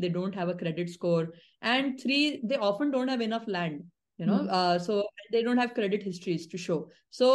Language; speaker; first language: English; non-native, local second language; Marathi